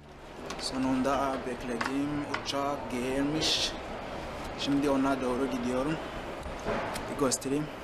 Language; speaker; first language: Turkish; non-native, fluent; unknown